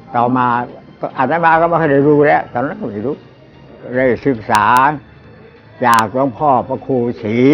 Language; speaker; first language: Thai; native; Thai